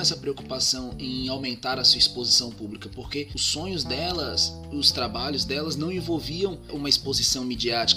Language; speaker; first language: Portuguese; native; Portuguese